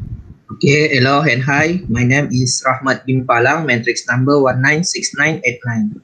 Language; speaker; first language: English; non-native, learner; Malay